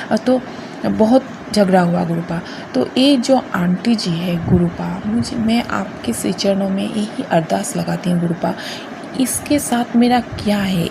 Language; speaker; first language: Hindi; non-native, local second language; Bangla